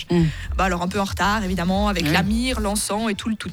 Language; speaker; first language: French; native; French